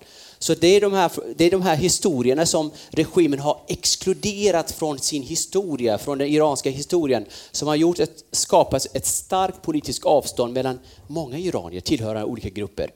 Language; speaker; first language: Swedish; non-native, fluent; Kurdish